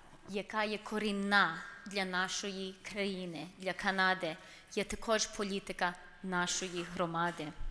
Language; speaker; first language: Ukrainian; early bilingual, heritage; Ukrainian